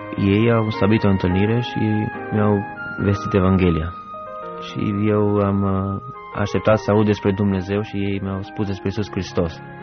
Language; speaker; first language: Romanian; non-native, fluent; Albanian